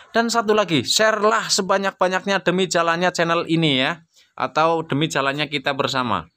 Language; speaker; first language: Indonesian; native; Indonesian